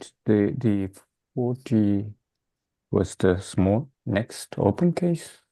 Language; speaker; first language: English; non-native, fluent; Japanese